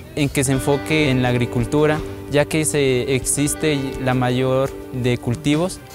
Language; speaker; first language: Spanish; native; Spanish